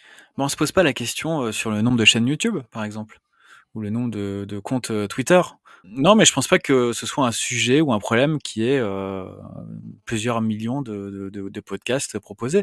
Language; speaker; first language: French; native; French